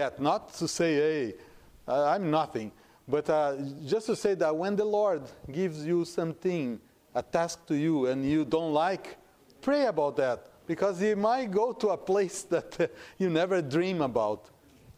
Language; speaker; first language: English; non-native, fluent; Portuguese